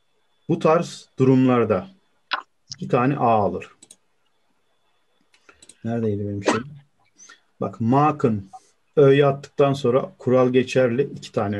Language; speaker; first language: Turkish; native; Turkish